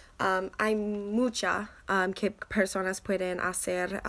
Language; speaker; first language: Spanish; non-native, learner; English